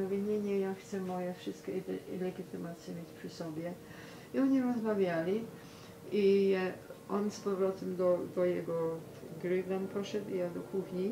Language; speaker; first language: Polish; early bilingual, heritage; Polish